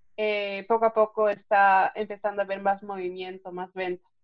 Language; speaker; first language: Spanish; native; Spanish